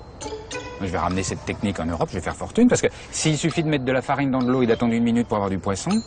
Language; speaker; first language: French; native; French